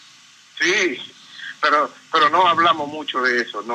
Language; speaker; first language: Spanish; non-native, learner; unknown